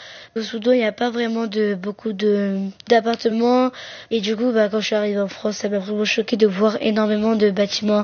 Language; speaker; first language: French; early bilingual, other home language; Arabic